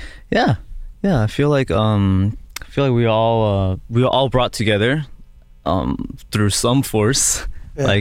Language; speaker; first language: English; early bilingual, other home language; Korean